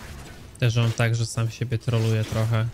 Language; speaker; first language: Polish; native; Polish